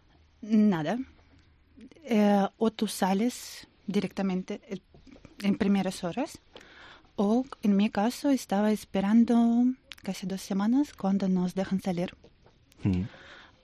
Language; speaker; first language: Spanish; non-native, learner; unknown